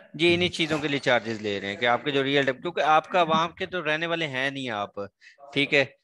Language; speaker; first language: Urdu; non-native, local second language; Sindhi